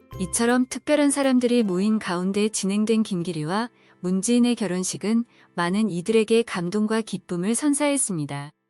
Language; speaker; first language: Korean; native; Korean